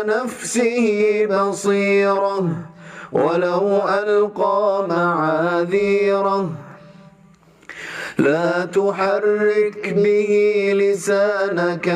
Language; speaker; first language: Arabic; native; Arabic